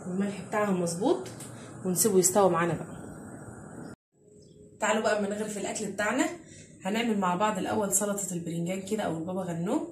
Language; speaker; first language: Arabic; native; Arabic